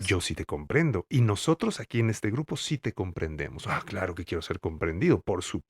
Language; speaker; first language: Spanish; native; Spanish